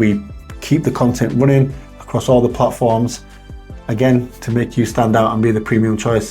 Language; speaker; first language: English; native; English